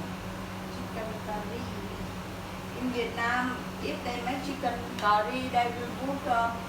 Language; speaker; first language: English; non-native, learner; Vietnamese